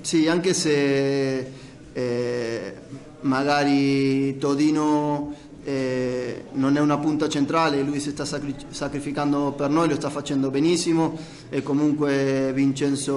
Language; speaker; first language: Italian; non-native, fluent; Spanish